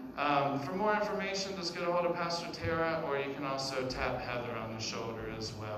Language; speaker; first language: English; native; English